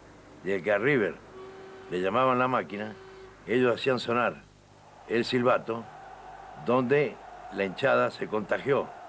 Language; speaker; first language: Spanish; native; Spanish